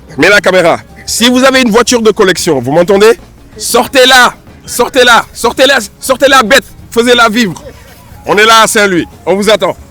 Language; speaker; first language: French; non-native, local second language; Wolof